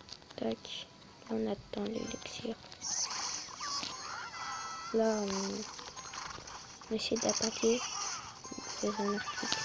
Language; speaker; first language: French; native; French